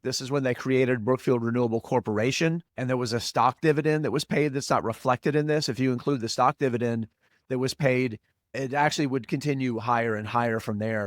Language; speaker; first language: English; native; English